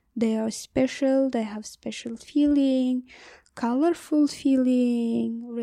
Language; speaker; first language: English; non-native, learner; Persian